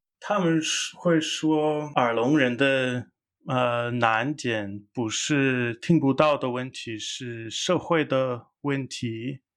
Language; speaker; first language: Chinese; non-native, fluent; English